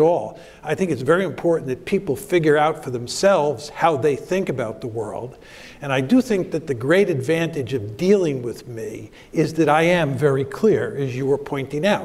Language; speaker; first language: English; native; English